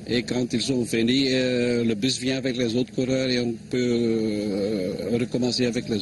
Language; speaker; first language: French; non-native, local second language; Dutch